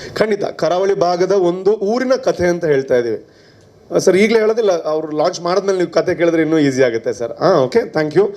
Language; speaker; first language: Kannada; non-native, local second language; Tulu